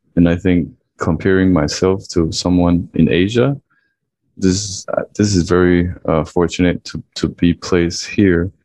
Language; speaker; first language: English; early bilingual, other home language; Chinese